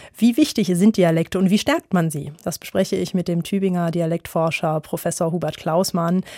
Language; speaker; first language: German; native; German